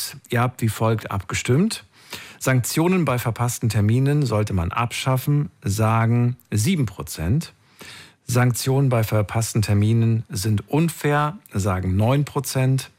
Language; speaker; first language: German; native; German